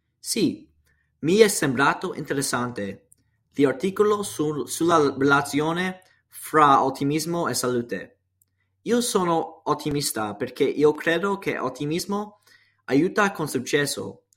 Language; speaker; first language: Italian; non-native, learner; English